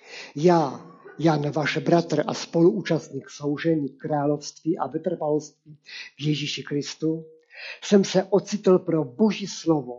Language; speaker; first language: Czech; non-native, local second language; Polish